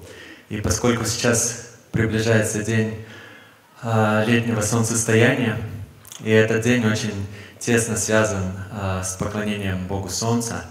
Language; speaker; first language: Russian; native; Russian